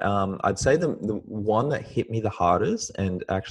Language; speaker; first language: English; native; English